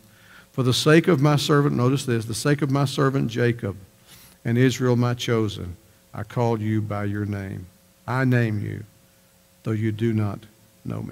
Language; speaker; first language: English; native; English